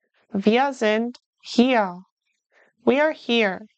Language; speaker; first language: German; non-native, fluent; English